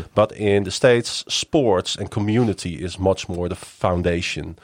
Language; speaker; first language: English; non-native, fluent; Dutch